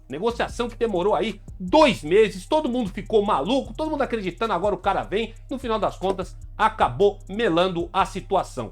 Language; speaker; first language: Portuguese; native; Portuguese